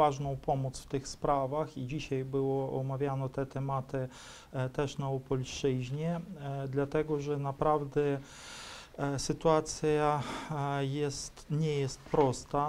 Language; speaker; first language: Polish; non-native, fluent; Ukrainian